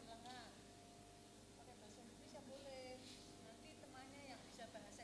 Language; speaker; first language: Indonesian; native; Indonesian